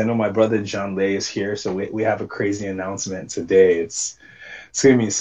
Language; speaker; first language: English; non-native, local second language; Yoruba